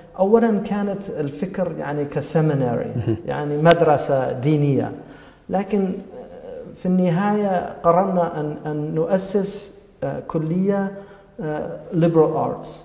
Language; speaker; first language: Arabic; non-native, fluent; English